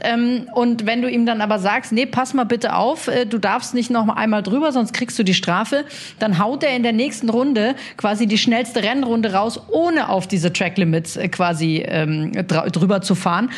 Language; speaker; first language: German; native; German